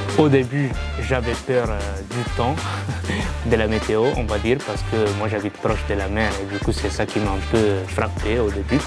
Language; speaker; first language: French; non-native, fluent; Italian